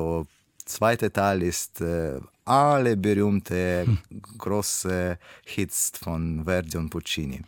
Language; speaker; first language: German; non-native, fluent; Russian